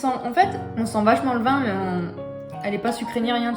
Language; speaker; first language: French; native; French